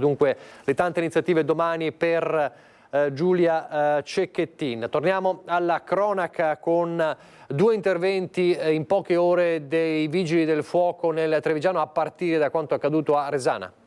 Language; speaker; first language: Italian; native; Italian